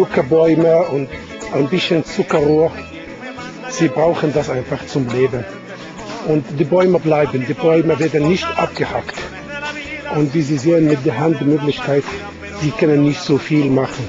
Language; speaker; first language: German; non-native, fluent; Arabic